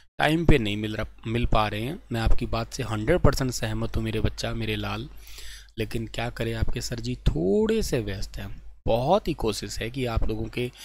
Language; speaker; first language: Hindi; native; Hindi